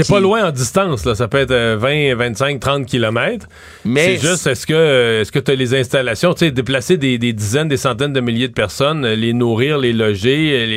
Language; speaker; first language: French; native; French